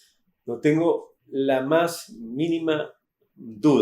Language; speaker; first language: Spanish; native; Spanish